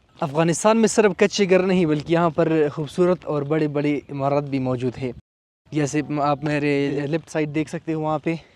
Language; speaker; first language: Urdu; non-native, local second language; Pashto